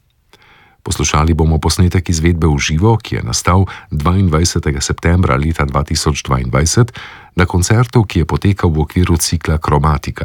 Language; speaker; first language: Slovenian; native; Slovenian